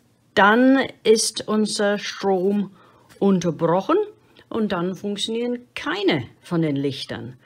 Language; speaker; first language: German; non-native, fluent; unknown